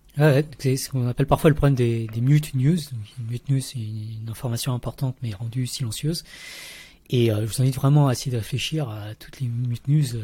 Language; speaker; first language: French; early bilingual, other home language; Vietnamese